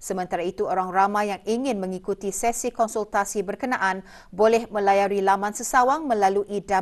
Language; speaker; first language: Malay; native; Malay